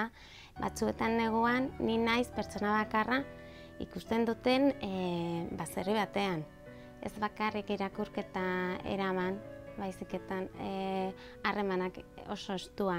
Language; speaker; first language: Basque; non-native, local second language; Spanish